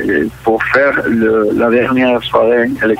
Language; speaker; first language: French; non-native, local second language; Catalan